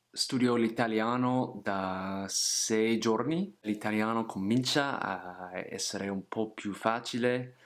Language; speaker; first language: Italian; non-native, fluent; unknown